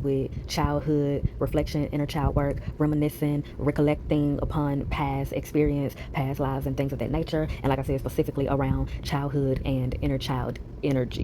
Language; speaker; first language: English; native; English